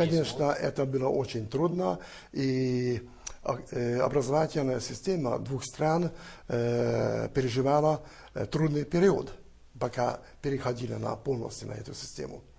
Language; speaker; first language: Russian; non-native, fluent; Hungarian